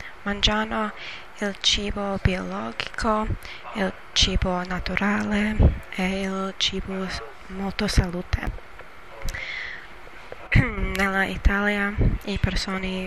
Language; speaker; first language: Italian; non-native, learner; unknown